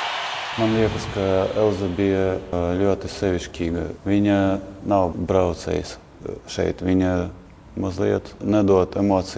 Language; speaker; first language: Latvian; non-native, local second language; Russian